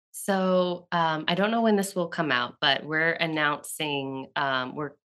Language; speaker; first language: English; native; English